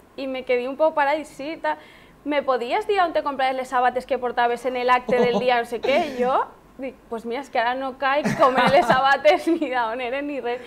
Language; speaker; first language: Spanish; non-native, local second language; Catalan